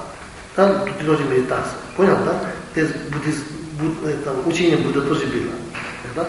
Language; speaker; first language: Russian; non-native, learner; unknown